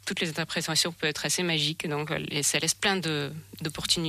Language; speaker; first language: French; non-native, fluent; Russian